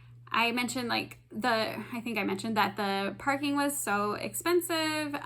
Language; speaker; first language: English; native; English